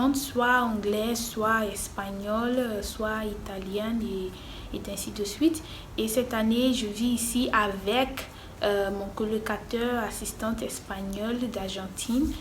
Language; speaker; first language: French; non-native, fluent; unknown